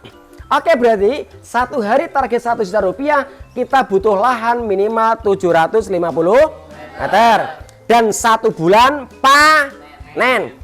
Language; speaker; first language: Indonesian; non-native, local second language; Javanese